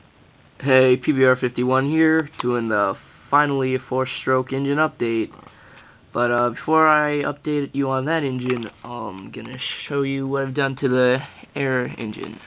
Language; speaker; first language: English; native; English